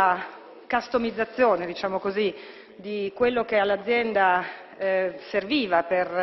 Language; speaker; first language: Italian; native; Italian